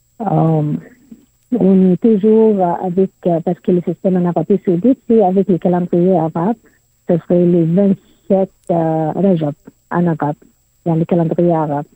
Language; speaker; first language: French; non-native, learner; Arabic